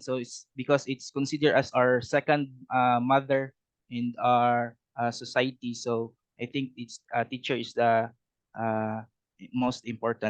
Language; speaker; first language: English; non-native, learner; Cebuano